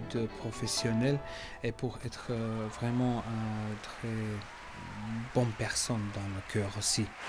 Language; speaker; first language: French; non-native, learner; Macedonian